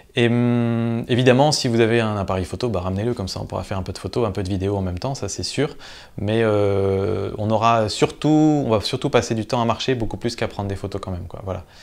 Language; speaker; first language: French; native; French